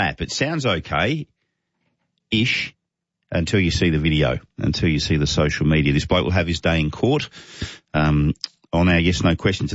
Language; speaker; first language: English; native; English